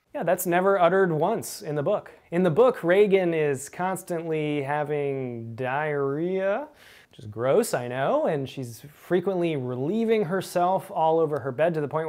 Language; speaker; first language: English; native; English